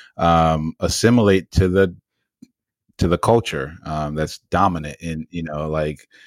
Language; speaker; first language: English; early bilingual, other home language; Lingala